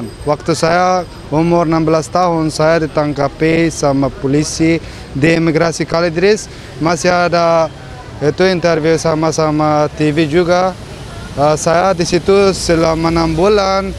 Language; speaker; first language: Indonesian; non-native, fluent; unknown